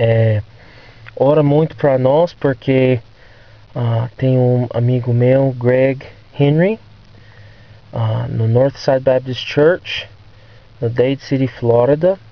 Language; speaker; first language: Portuguese; non-native, fluent; English